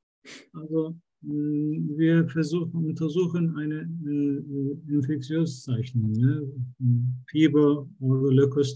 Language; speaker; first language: German; non-native, learner; Turkish